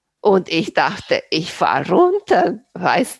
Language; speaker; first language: German; non-native, fluent; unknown